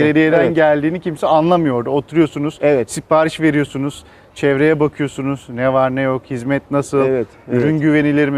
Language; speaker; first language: Turkish; native; Turkish